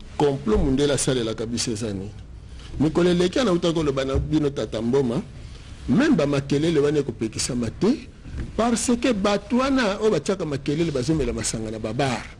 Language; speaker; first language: Lingala; native; Lingala